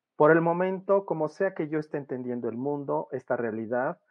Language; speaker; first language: Spanish; native; Spanish